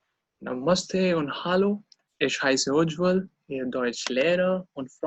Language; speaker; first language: German; non-native, fluent; Hindi